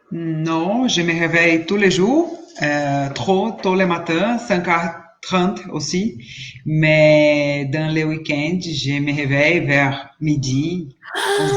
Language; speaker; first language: French; non-native, learner; Portuguese